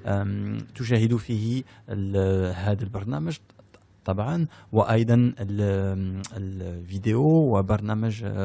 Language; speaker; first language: Arabic; early bilingual, heritage; French